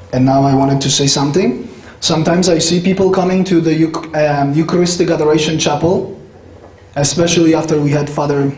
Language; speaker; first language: English; non-native, fluent; Polish